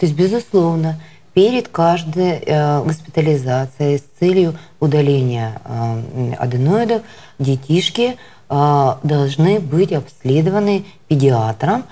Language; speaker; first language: Russian; native; Russian